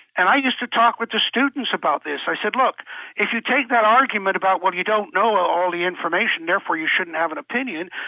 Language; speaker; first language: English; native; English